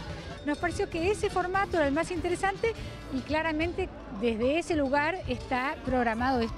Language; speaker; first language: Spanish; native; Spanish